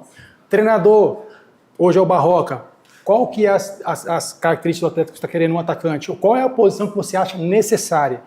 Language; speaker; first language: Portuguese; native; Portuguese